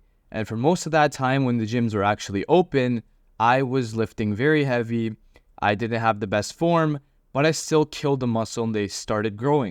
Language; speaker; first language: English; native; English